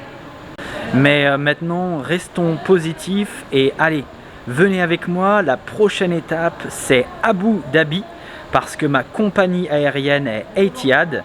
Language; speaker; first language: French; native; French